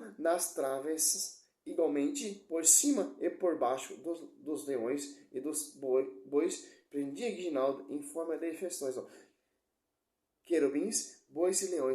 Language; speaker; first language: Portuguese; native; Portuguese